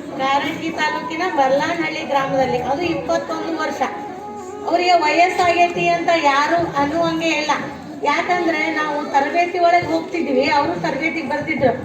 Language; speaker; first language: Kannada; native; Kannada